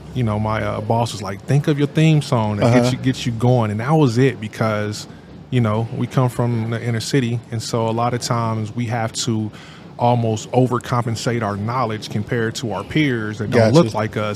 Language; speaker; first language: English; native; English